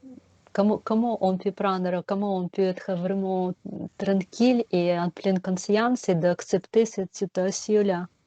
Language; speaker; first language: French; non-native, fluent; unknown